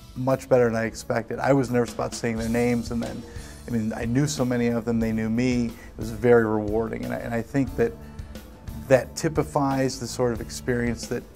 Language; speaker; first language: English; native; English